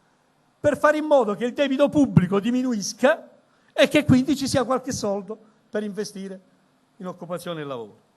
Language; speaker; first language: Italian; native; Italian